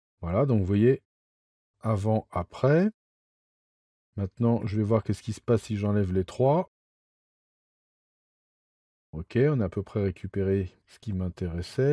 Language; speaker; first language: French; native; French